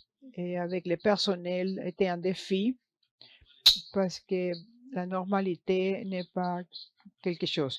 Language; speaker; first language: French; non-native, learner; English